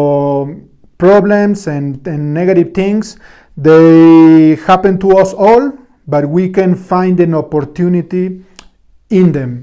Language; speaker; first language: English; non-native, fluent; Spanish